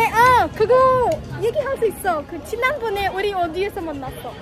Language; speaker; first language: Korean; non-native, learner; Hindi